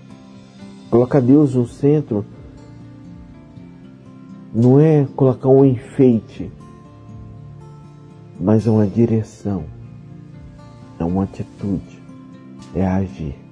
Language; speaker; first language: Portuguese; native; Portuguese